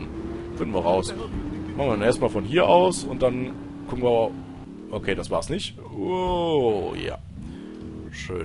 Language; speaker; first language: German; native; German